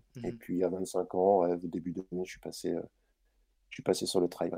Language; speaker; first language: French; native; French